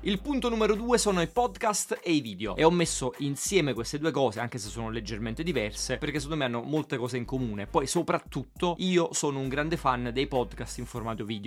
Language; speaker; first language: Italian; native; Italian